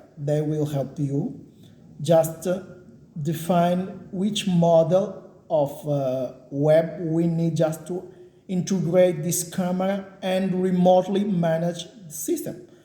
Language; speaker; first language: English; non-native, learner; Portuguese